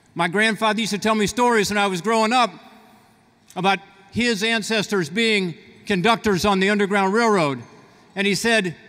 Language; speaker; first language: English; native; English